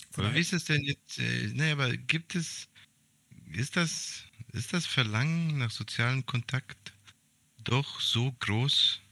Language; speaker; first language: German; early bilingual, other home language; Serbian